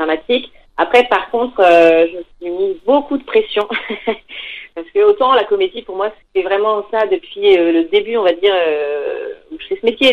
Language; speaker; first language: French; native; French